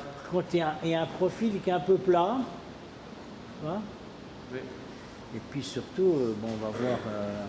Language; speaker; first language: French; native; French